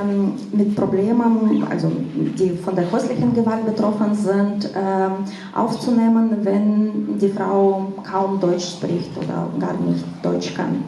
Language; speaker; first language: German; non-native, fluent; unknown